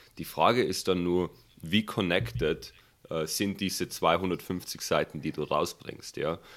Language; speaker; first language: German; early bilingual, other home language; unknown